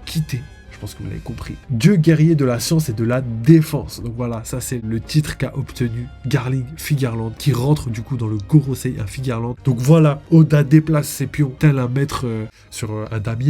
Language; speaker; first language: French; native; French